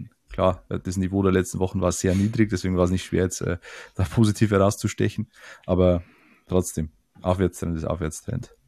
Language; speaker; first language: German; native; German